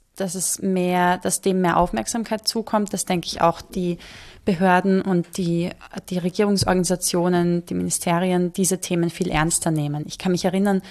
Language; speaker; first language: German; native; German